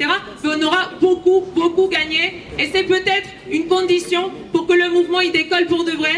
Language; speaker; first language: French; native; French